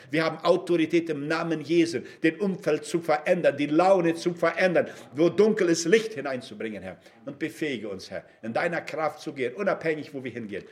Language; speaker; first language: German; non-native, fluent; Portuguese